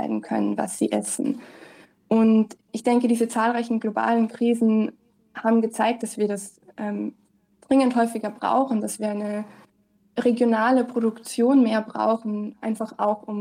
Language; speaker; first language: German; native; German